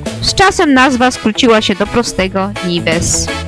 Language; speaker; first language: Polish; native; Polish